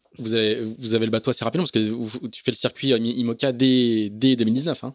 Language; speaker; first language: French; native; French